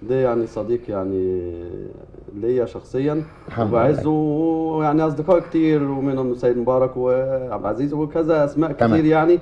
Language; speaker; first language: Arabic; native; Arabic